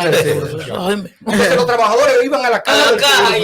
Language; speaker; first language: Spanish; native; Spanish